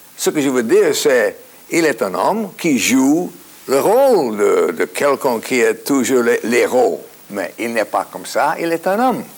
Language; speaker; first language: French; non-native, fluent; English